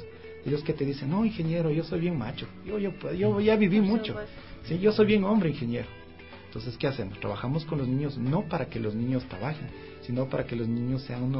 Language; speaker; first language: Spanish; native; Spanish